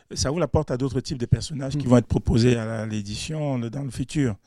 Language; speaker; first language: French; non-native, local second language; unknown